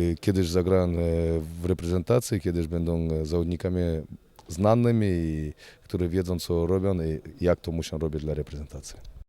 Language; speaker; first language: Polish; non-native, fluent; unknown